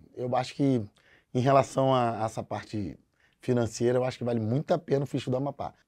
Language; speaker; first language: Portuguese; native; Portuguese